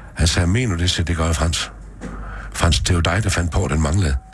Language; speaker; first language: Danish; native; Danish